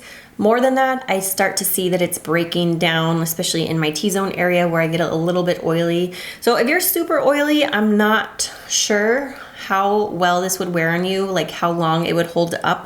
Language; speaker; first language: English; native; English